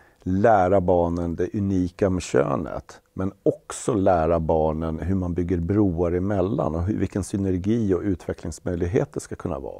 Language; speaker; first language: Swedish; native; Swedish